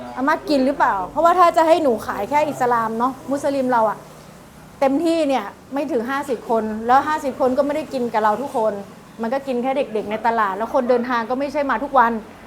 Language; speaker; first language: Thai; native; Thai